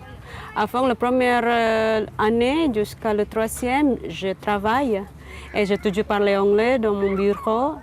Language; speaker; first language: French; non-native, learner; Indonesian